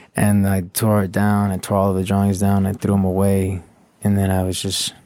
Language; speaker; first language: English; native; English